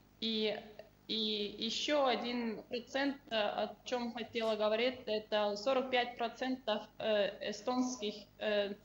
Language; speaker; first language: Russian; non-native, learner; Estonian